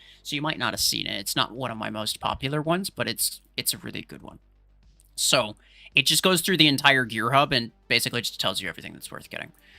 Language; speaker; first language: English; native; English